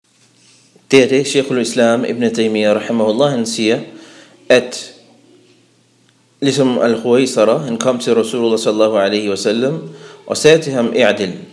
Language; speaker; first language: Danish; early bilingual, other home language; Arabic